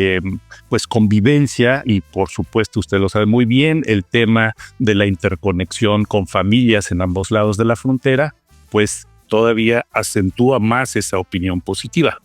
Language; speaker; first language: Spanish; native; Spanish